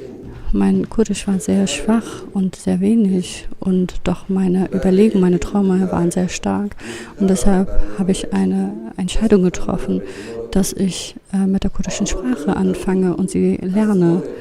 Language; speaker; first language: German; non-native, fluent; Kurdish